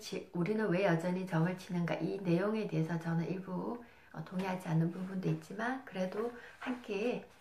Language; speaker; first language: Korean; native; Korean